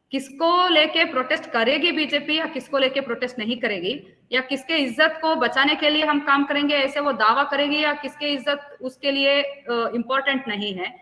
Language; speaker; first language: Hindi; non-native, local second language; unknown